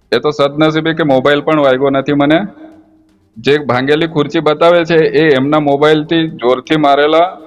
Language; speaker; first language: Gujarati; non-native, local second language; Vasavi